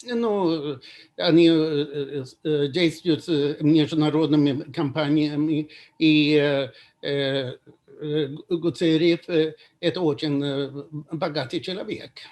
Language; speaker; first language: Russian; non-native, fluent; Swedish